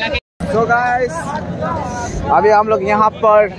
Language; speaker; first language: Hindi; non-native, local second language; Nepali